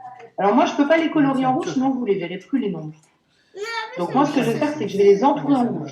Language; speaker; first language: French; native; French